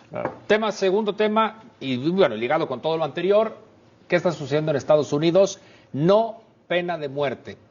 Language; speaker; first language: Spanish; native; Spanish